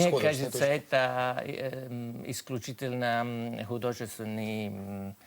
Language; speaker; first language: Russian; non-native, fluent; Italian